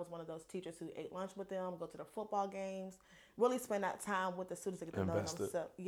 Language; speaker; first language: English; native; English